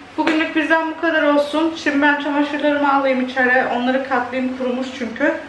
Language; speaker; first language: Turkish; native; Turkish